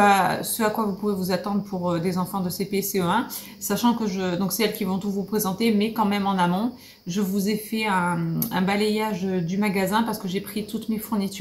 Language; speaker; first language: French; native; French